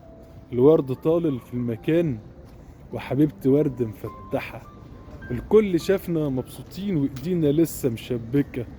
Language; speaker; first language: Arabic; native; Arabic